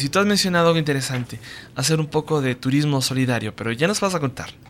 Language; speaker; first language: Spanish; native; Spanish